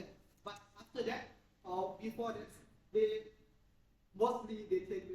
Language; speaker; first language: English; non-native, learner; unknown